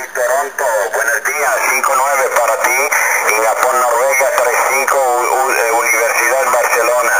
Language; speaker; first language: Spanish; non-native, fluent; Italian